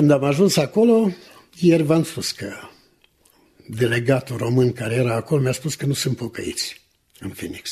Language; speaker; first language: Romanian; native; Romanian